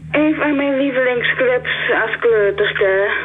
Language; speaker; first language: Dutch; native; Dutch